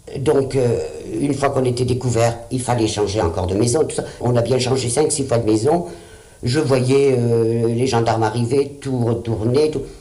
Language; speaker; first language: French; early bilingual, other home language; Spanish